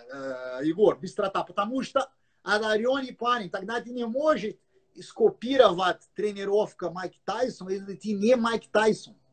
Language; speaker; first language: Russian; non-native, learner; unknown